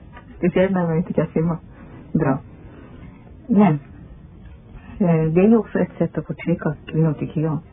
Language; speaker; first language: Swedish; non-native, fluent; Persian